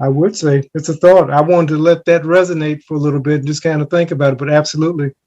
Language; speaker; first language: English; native; English